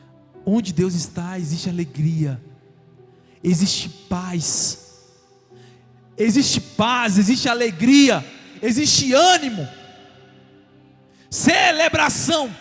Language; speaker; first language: Portuguese; native; Portuguese